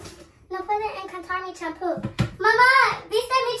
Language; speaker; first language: Spanish; non-native, learner; English